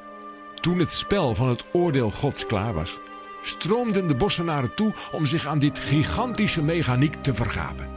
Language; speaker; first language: Dutch; native; Dutch